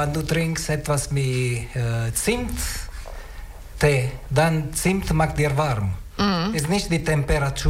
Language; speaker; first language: German; non-native, learner; Italian